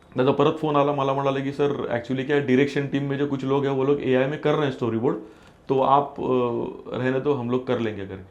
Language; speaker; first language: Hindi; non-native, local second language; Marathi